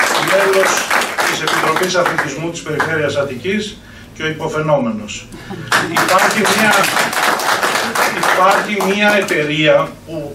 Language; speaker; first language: Greek; native; Greek